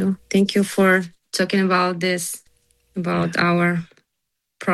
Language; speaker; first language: English; non-native, learner; Ukrainian